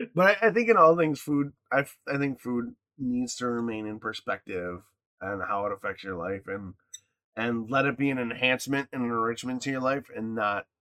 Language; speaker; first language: English; native; English